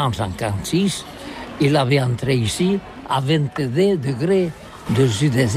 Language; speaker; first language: French; non-native, learner; Catalan